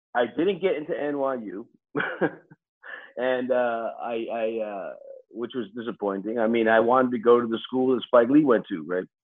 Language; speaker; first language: English; early bilingual, other home language; Filipino